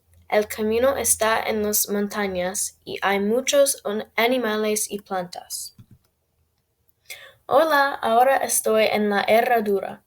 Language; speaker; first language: Spanish; non-native, learner; English